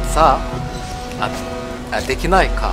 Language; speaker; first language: Japanese; non-native, learner; German